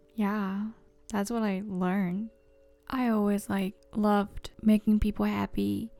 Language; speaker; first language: English; non-native, fluent; Japanese